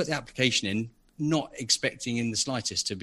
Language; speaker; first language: English; native; English